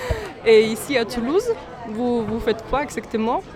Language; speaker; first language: French; non-native, fluent; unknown